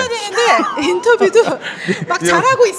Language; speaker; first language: Korean; native; Korean